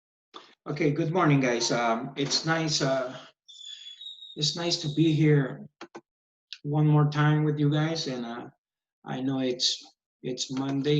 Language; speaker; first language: English; non-native, fluent; Spanish